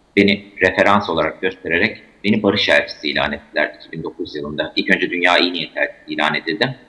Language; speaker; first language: Turkish; native; Turkish